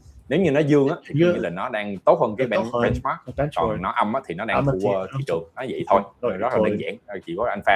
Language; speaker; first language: Vietnamese; native; Vietnamese